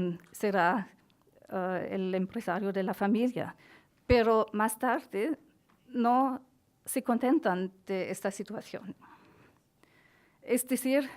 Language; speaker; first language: Spanish; non-native, fluent; German